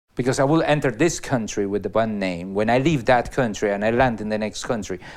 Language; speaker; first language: English; non-native, fluent; Spanish